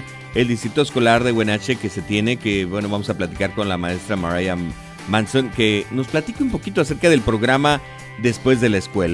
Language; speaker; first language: Spanish; native; Spanish